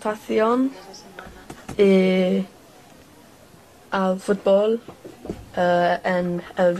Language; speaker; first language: Spanish; non-native, learner; English